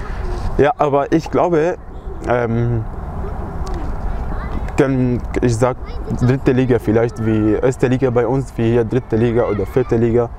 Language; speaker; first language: German; non-native, learner; Arabic